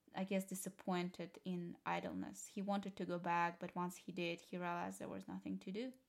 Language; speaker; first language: English; non-native, fluent; Russian